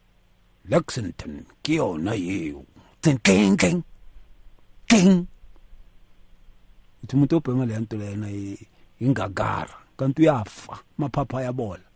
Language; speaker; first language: English; non-native, local second language; Zulu